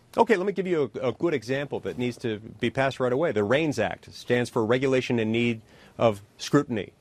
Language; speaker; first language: English; native; English